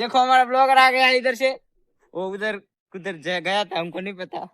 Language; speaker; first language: Hindi; non-native, local second language; Gujarati